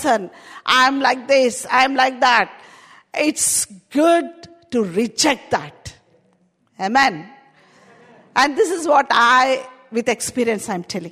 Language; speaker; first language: English; non-native, local second language; Telugu